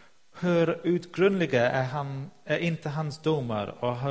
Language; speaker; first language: Swedish; non-native, fluent; English